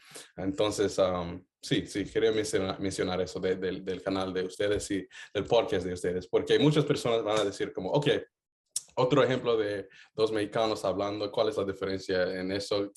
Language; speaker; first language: Spanish; non-native, fluent; English